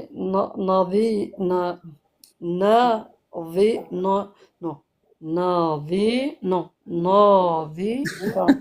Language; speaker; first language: French; native; French